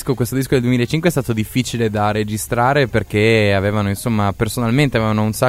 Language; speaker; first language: Italian; native; Italian